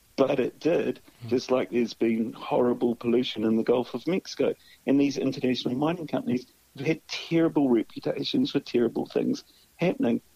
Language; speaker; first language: English; native; English